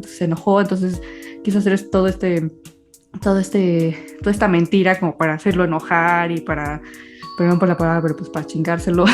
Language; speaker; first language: Spanish; native; Spanish